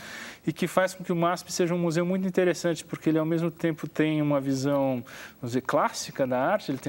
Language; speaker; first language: Portuguese; native; Portuguese